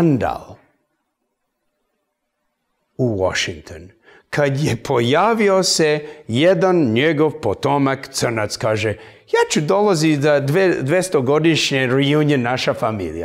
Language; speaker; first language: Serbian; early bilingual, heritage; English